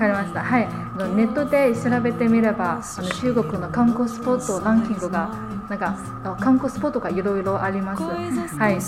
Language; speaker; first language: Japanese; non-native, fluent; Chinese